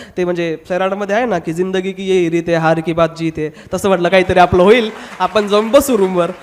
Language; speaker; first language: Marathi; non-native, local second language; Hindi